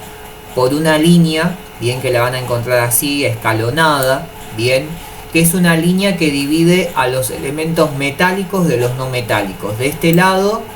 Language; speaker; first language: Spanish; native; Spanish